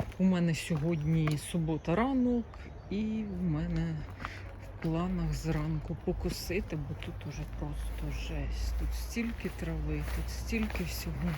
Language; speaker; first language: Ukrainian; non-native, local second language; Russian